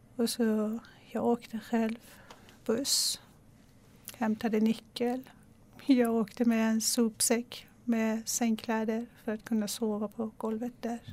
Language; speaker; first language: Swedish; non-native, local second language; Persian